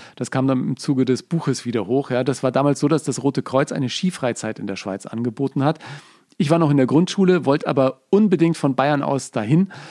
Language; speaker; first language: German; native; German